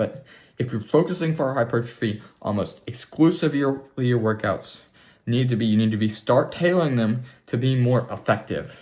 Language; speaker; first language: English; native; English